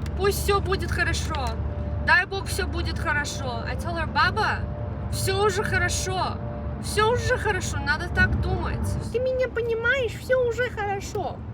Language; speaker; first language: Russian; early bilingual, heritage; Russian